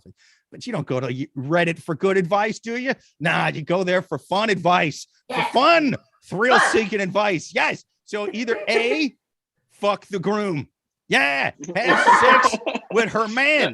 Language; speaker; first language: English; native; English